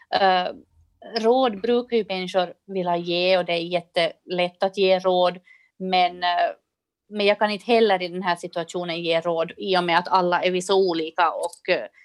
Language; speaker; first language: Swedish; native; Swedish